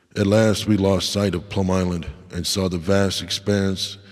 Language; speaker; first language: English; native; English